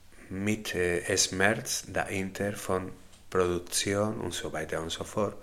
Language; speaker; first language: German; non-native, learner; Spanish